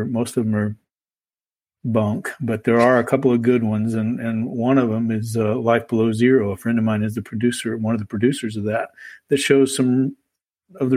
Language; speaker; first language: English; native; English